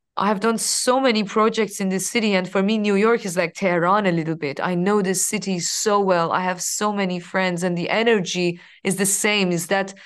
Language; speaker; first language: English; non-native, fluent; Persian